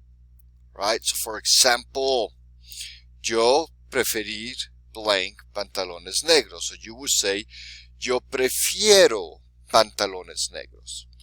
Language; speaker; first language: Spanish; non-native, fluent; English